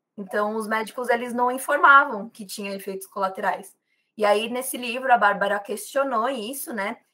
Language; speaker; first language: Portuguese; native; Portuguese